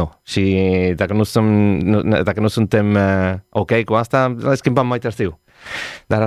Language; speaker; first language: Romanian; non-native, learner; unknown